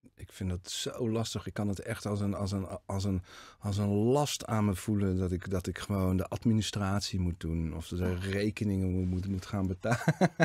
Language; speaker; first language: Dutch; native; Dutch